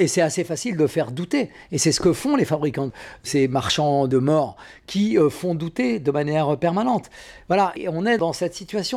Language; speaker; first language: French; native; French